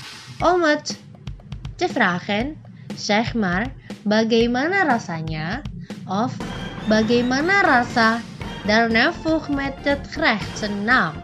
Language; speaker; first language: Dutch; non-native, fluent; Indonesian